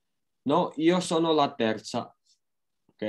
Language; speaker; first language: Italian; non-native, fluent; Indonesian